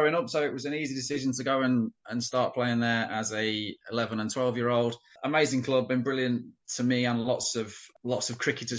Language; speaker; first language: English; native; English